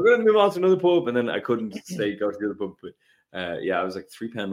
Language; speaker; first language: English; native; English